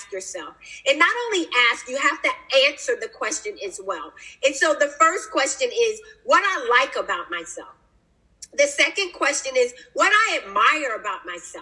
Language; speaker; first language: English; native; English